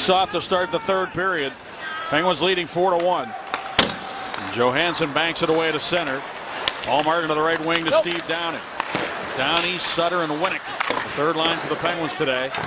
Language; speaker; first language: English; native; English